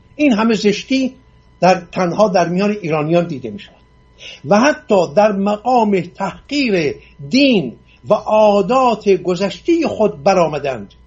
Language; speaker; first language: Persian; non-native, local second language; Assyrian Neo-Aramaic